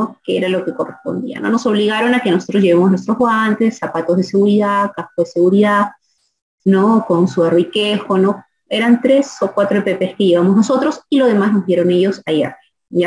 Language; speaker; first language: Spanish; native; Spanish